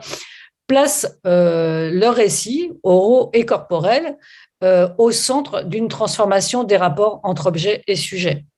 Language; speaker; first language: French; native; French